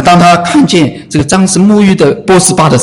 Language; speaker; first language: Chinese; native; Chinese